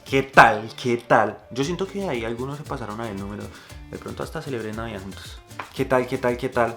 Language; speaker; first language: Spanish; native; Spanish